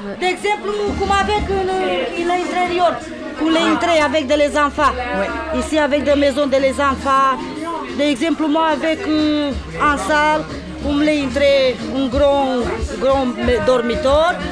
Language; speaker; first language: French; non-native, learner; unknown